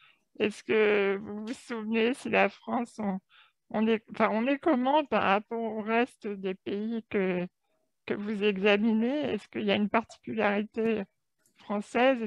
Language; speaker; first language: French; native; French